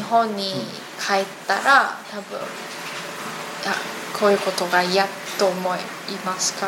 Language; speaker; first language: Japanese; non-native, learner; Chinese